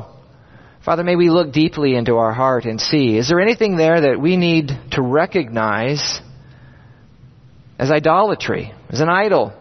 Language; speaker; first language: English; native; English